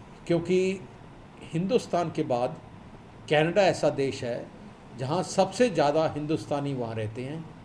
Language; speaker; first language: Hindi; non-native, local second language; Punjabi